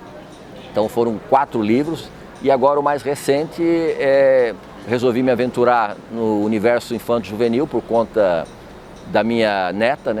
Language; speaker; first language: Portuguese; native; Portuguese